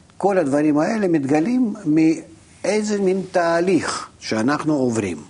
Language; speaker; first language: Hebrew; non-native, fluent; Russian